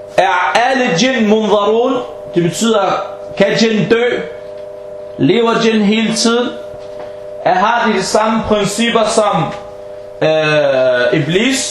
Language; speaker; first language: Danish; early bilingual, heritage; Danish